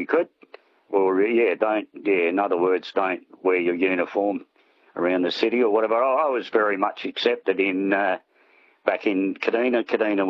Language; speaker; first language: English; native; English